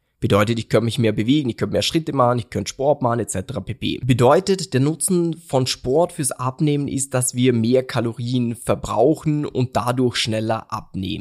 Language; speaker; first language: German; native; German